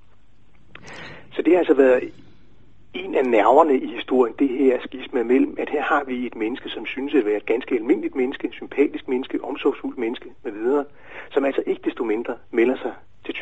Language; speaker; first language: Danish; native; Danish